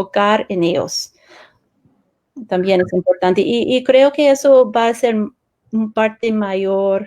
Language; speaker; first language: Spanish; non-native, fluent; English